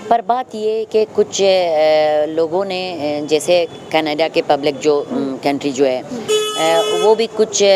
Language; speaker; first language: Hindi; non-native, fluent; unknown